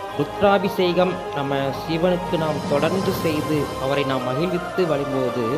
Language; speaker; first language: Tamil; native; Tamil